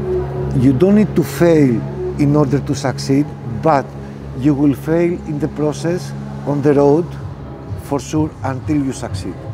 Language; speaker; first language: English; non-native, fluent; Greek